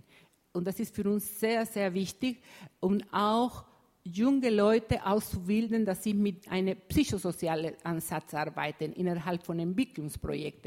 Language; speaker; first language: German; non-native, fluent; Spanish